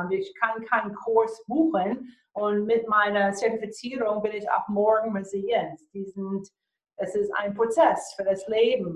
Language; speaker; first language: German; non-native, fluent; English